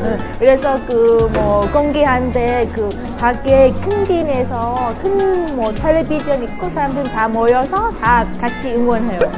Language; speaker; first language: Korean; non-native, learner; Vietnamese